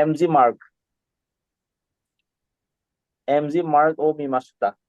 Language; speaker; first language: Japanese; non-native, learner; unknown